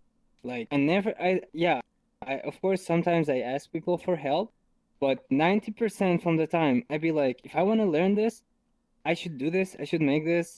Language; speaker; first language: English; non-native, fluent; Arabic